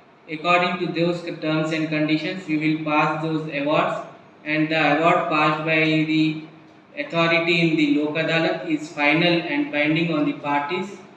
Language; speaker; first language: English; non-native, local second language; Telugu